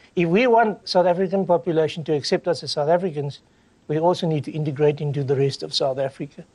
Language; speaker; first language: English; native; English